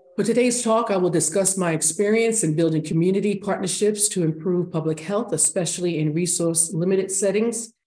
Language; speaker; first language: English; native; English